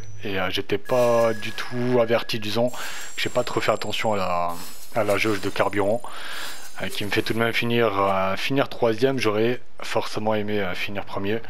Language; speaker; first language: French; native; French